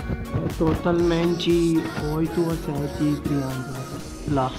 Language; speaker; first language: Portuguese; non-native, learner; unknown